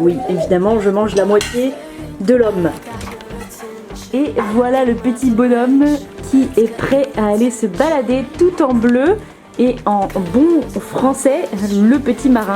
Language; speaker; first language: French; native; French